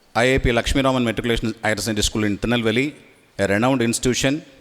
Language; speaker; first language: English; non-native, local second language; Tamil